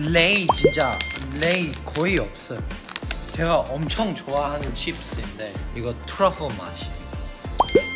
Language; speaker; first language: Korean; non-native, fluent; English